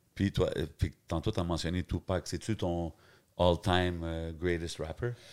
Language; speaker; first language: French; native; French